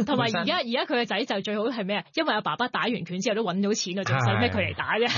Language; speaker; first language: Cantonese; native; Cantonese